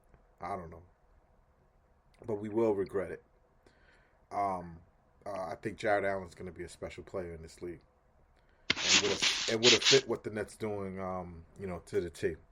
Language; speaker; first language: English; native; English